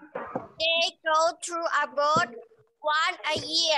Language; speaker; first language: English; non-native, learner; Thai